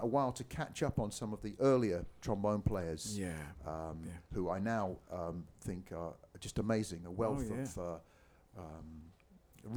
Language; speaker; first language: English; native; English